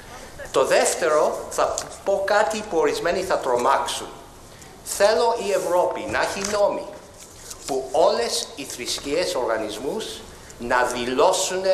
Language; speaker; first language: Greek; early bilingual, heritage; Greek